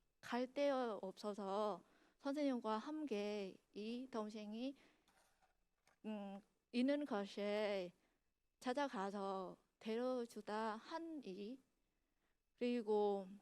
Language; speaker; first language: Korean; non-native, fluent; Vietnamese